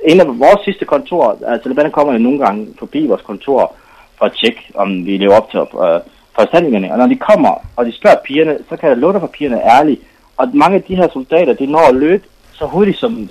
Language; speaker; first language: Danish; non-native, fluent; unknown